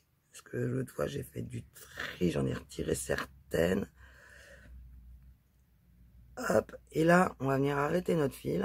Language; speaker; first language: French; native; French